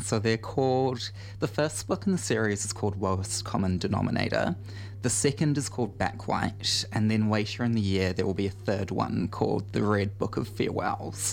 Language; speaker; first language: English; native; English